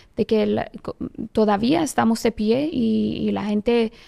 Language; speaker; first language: Spanish; non-native, fluent; Persian